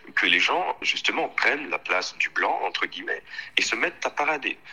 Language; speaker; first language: French; non-native, local second language; Swahili